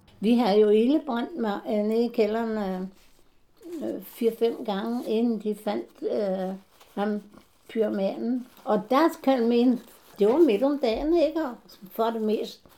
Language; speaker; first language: Danish; native; Danish